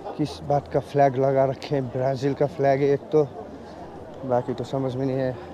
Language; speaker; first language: Hindi; non-native, local second language; Nepali